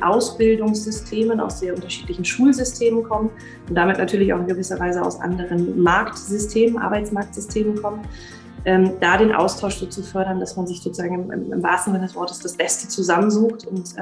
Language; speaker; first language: German; native; German